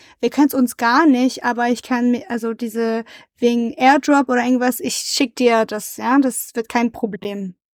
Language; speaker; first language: German; non-native, learner; French